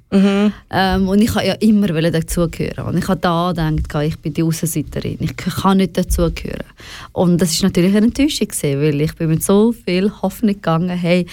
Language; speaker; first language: German; early bilingual, other home language; Persian